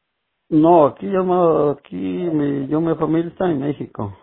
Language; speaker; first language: Spanish; native; Spanish